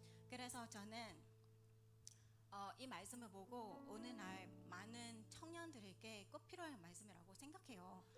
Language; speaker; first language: Korean; non-native, learner; Vietnamese